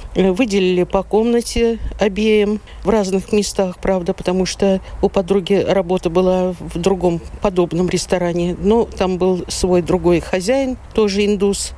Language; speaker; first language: Russian; native; Russian